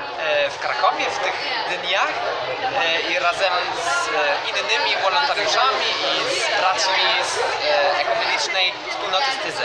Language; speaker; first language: Polish; non-native, fluent; German